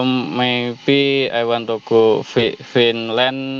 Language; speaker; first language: English; non-native, learner; Indonesian